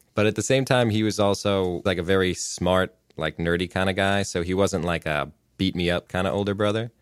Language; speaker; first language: English; native; English